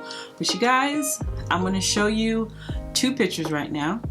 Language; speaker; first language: English; native; English